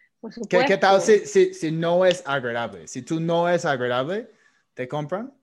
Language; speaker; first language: Spanish; non-native, fluent; English